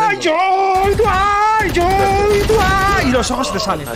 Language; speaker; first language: Spanish; native; Spanish